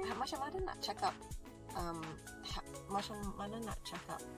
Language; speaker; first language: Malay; early bilingual, heritage; Malay